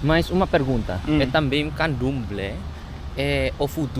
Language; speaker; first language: Portuguese; non-native, learner; Indonesian